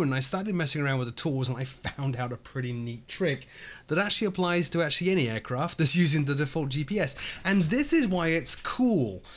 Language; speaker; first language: English; native; English